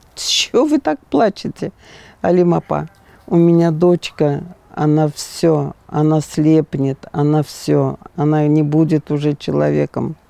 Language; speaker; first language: Russian; native; Russian